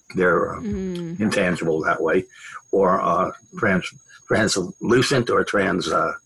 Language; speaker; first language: English; native; English